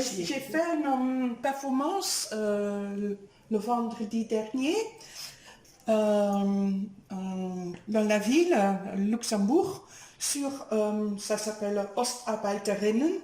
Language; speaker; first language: French; non-native, fluent; Dutch